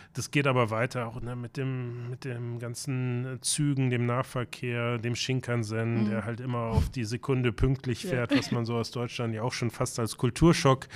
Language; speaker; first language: German; native; German